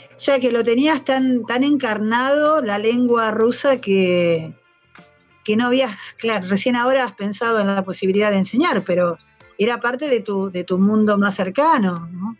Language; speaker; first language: Spanish; native; Spanish